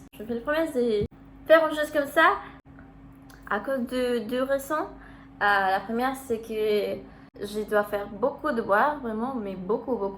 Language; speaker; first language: French; non-native, learner; Spanish